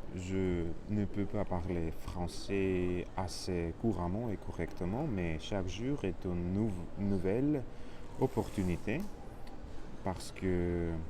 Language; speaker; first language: French; non-native, learner; Russian